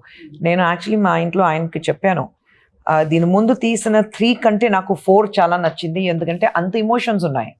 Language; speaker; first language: Telugu; non-native, local second language; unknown